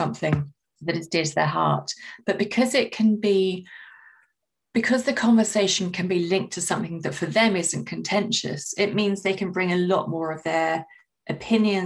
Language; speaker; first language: English; native; English